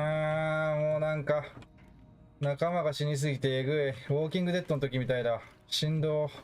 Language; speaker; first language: Japanese; native; Japanese